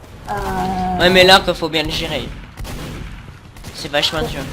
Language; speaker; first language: French; native; French